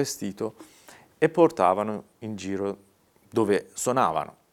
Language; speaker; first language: Italian; non-native, fluent; Persian